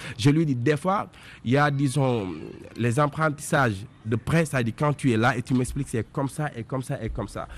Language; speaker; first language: French; non-native, local second language; Wolof